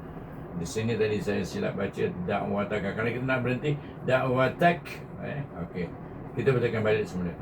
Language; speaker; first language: Malay; native; Malay